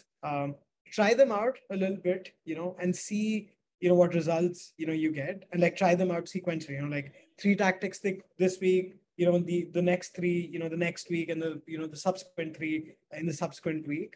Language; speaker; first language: English; non-native, local second language; Hindi